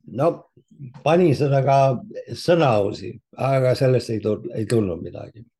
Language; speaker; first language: Estonian; early bilingual, heritage; Estonian